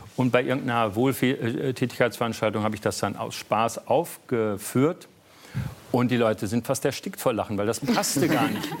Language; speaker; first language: German; native; German